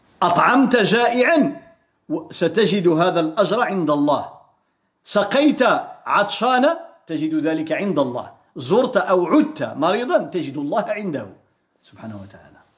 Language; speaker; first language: French; non-native, local second language; Arabic